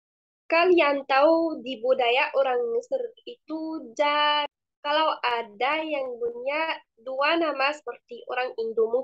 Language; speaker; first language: Indonesian; non-native, fluent; Arabic